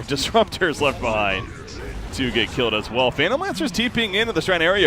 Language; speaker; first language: English; native; English